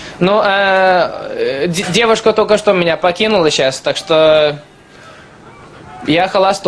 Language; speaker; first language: Russian; early bilingual, heritage; Russian